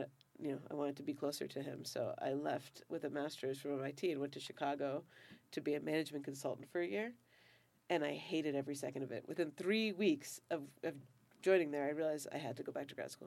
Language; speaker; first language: English; native; English